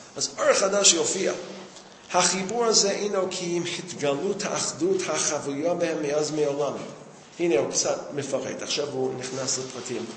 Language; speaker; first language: Hebrew; non-native, fluent; English